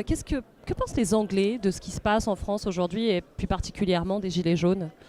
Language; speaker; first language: French; native; French